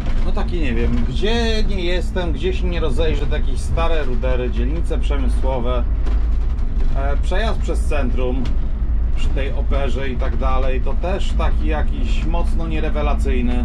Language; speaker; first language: Polish; native; Polish